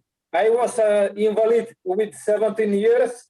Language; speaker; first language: English; non-native, learner; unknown